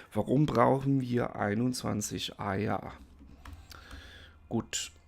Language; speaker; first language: German; non-native, fluent; English